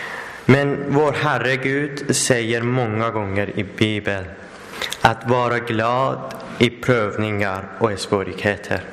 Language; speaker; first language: Swedish; non-native, learner; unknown